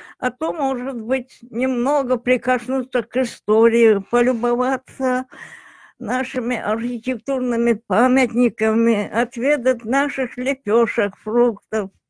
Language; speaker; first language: Russian; non-native, local second language; Tajik